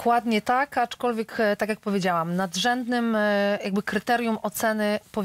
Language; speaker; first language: Polish; native; Polish